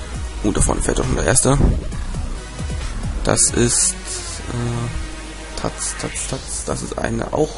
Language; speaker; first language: German; native; German